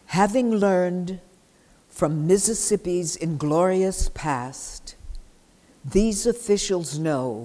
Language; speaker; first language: English; native; English